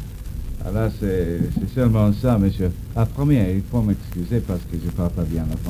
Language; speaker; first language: French; non-native, learner; English